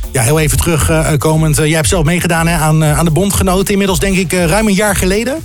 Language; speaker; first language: Dutch; native; Dutch